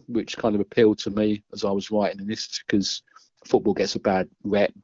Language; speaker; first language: English; native; English